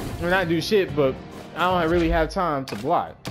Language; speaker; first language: English; native; English